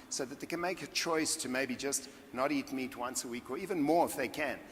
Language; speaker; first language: English; native; English